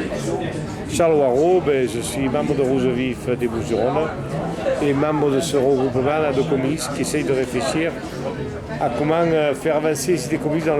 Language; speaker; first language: French; native; French